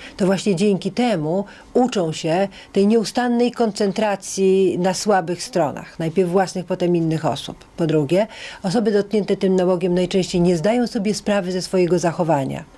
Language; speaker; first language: Polish; native; Polish